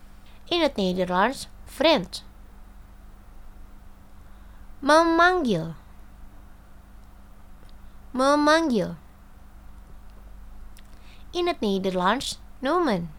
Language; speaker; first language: Dutch; non-native, fluent; Indonesian